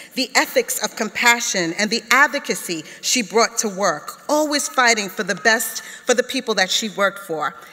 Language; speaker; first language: English; native; English